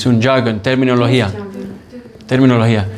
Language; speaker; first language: Spanish; non-native, fluent; English